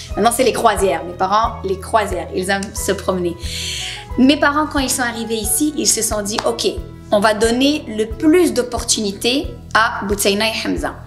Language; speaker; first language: French; native; French